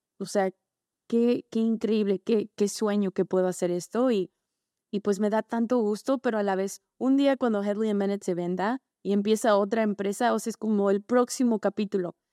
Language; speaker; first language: Spanish; early bilingual, heritage; Spanish